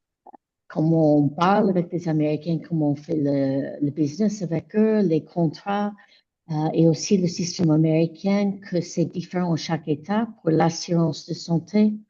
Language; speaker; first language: French; non-native, fluent; English